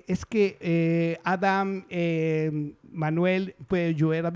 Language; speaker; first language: French; non-native, learner; Spanish